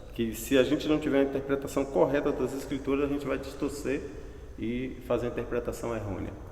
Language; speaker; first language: Portuguese; native; Portuguese